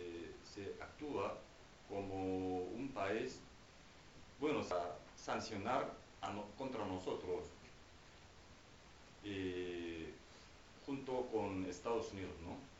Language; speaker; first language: Spanish; non-native, fluent; Korean